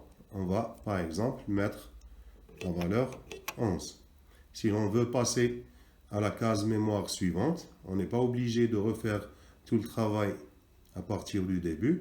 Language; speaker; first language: French; non-native, local second language; Arabic